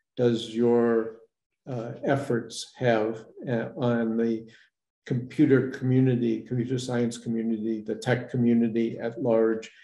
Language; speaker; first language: English; native; English